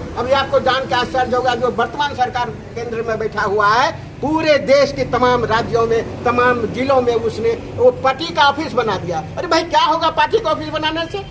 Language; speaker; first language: Hindi; native; Hindi